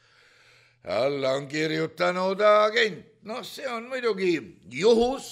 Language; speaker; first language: Estonian; native; Estonian